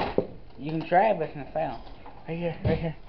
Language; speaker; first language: English; native; English